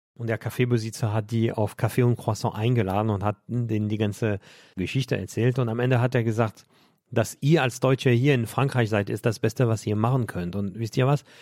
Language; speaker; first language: German; non-native, fluent; French